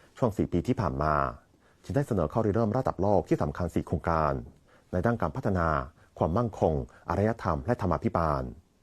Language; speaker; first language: Thai; non-native, fluent; Chinese